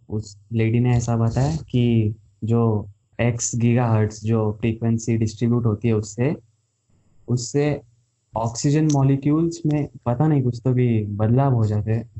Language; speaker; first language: Hindi; non-native, local second language; Marathi